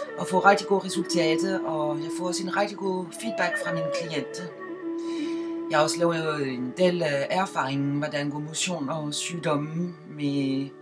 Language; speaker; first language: Danish; non-native, fluent; French